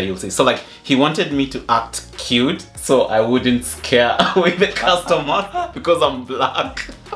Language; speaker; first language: English; non-native, local second language; Gusii